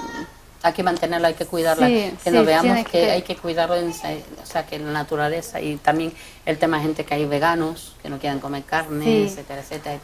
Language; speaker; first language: Spanish; native; Spanish